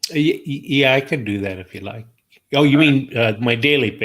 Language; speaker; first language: English; native; English